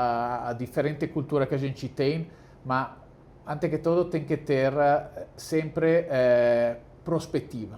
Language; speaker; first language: Portuguese; non-native, fluent; Italian